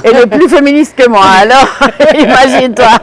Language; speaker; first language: French; non-native, fluent; Spanish